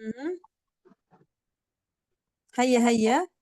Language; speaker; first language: Arabic; non-native, fluent; Indonesian